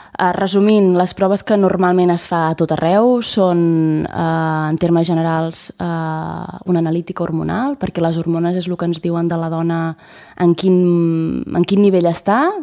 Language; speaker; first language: Catalan; native; Catalan